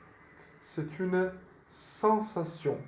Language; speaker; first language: French; non-native, fluent; Portuguese